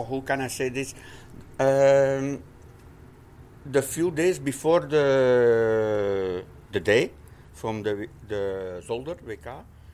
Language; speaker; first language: English; non-native, learner; Dutch